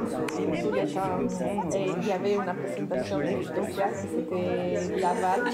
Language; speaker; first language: French; non-native, fluent; Persian